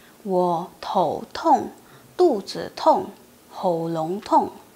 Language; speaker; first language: Chinese; non-native, fluent; Indonesian